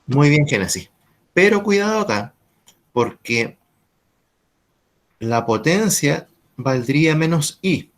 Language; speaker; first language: Spanish; native; Spanish